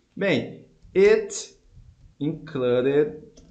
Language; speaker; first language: English; non-native, fluent; Portuguese